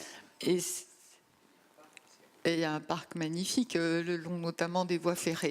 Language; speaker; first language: French; native; French